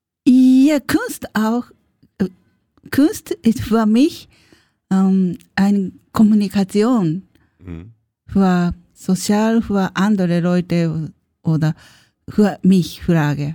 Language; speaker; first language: German; non-native, learner; Japanese